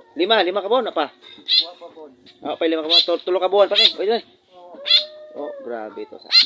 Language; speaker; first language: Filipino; non-native, local second language; Cebuano